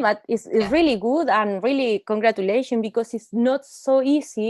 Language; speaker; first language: English; non-native, learner; Spanish